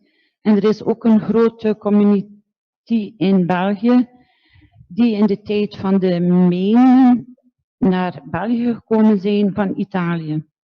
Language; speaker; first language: Dutch; non-native, local second language; French